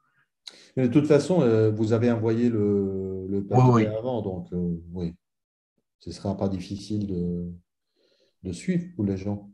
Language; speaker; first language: French; non-native, fluent; Italian